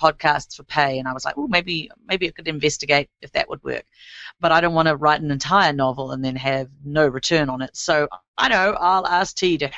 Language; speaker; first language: English; native; English